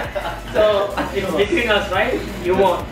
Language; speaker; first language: English; non-native, fluent; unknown